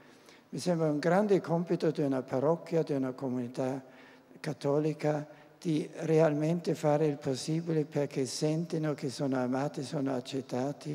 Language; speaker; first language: Italian; non-native, fluent; German